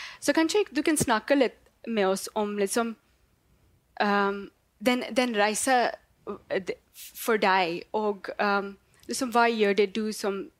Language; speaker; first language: Norwegian; non-native, learner; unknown